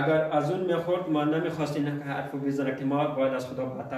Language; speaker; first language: Persian; early bilingual, heritage; Persian